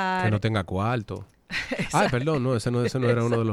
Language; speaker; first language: Spanish; native; Spanish